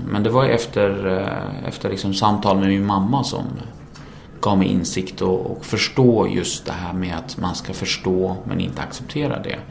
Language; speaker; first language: Swedish; early bilingual, other home language; Kurdish